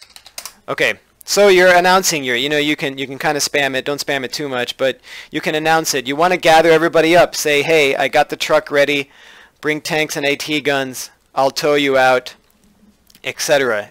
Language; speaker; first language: English; native; English